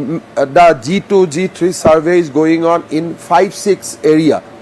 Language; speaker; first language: English; non-native, local second language; Assamese